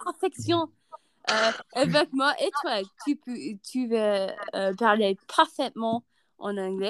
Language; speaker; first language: French; non-native, learner; English